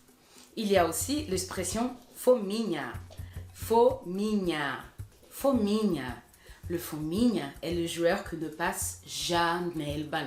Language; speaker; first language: French; non-native, fluent; Portuguese